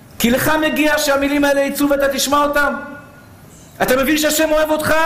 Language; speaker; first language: Hebrew; early bilingual, other home language; Persian